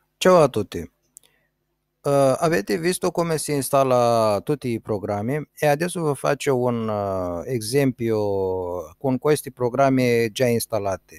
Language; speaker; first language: Italian; non-native, learner; Romanian